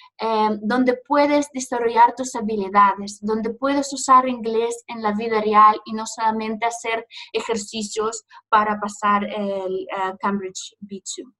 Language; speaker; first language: Spanish; non-native, fluent; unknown